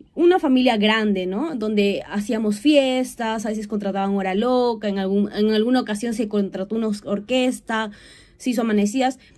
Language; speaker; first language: Spanish; native; Spanish